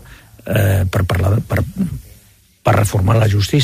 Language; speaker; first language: Catalan; non-native, local second language; Spanish